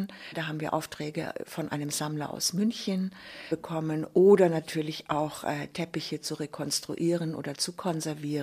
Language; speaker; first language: German; native; German